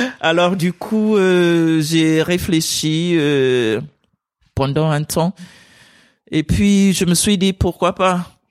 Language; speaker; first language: French; non-native, fluent; English